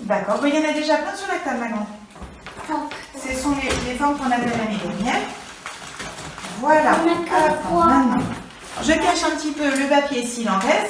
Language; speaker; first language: French; native; French